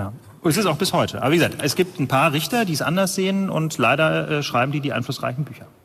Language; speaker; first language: German; native; German